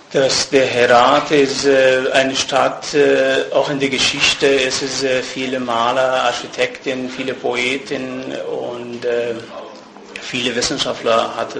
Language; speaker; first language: German; non-native, fluent; Persian